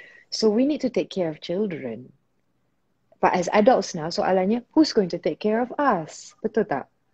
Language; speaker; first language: English; non-native, local second language; Malay